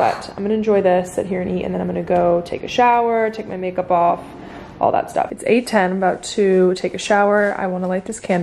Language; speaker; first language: English; native; English